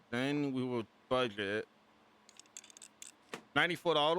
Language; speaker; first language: English; native; English